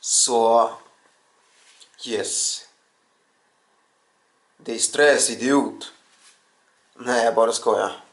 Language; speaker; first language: Swedish; non-native, learner; Russian